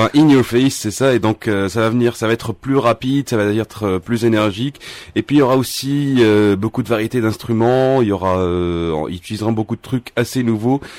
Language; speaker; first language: French; non-native, local second language; Arabic